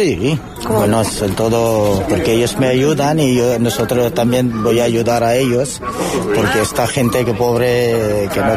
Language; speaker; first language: Spanish; non-native, learner; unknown